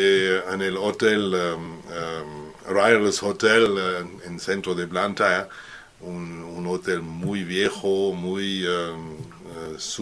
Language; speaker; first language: Spanish; non-native, learner; French